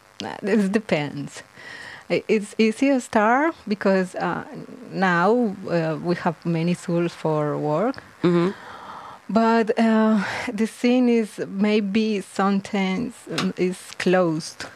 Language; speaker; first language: English; non-native, learner; Spanish